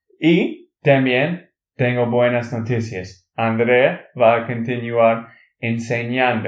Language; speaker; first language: Spanish; non-native, learner; English